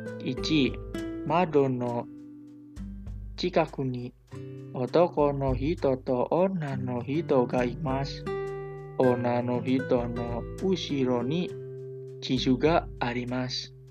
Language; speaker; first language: Japanese; non-native, learner; Indonesian